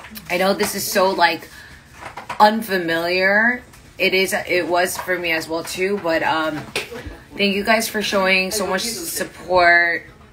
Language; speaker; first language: English; early bilingual, other home language; Korean